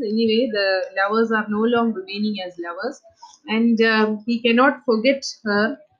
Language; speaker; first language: English; non-native, local second language; Malayalam